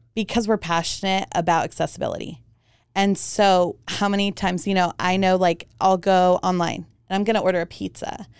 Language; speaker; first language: English; early bilingual, heritage; German